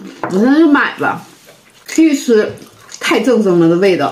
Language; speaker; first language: Chinese; native; Chinese